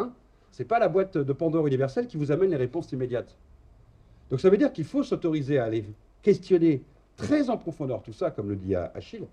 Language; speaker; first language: French; native; French